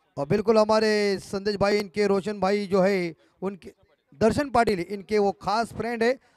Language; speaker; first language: Hindi; non-native, local second language; Marathi